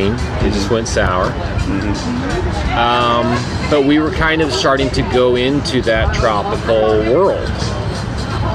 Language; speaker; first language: English; native; English